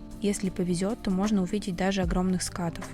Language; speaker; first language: Russian; native; Russian